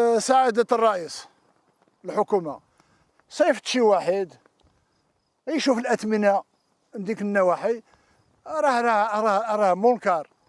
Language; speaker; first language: Arabic; non-native, local second language; Riffian